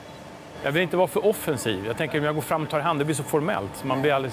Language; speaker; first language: Swedish; native; Swedish